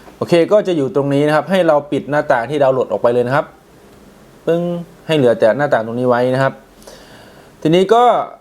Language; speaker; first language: Thai; native; Thai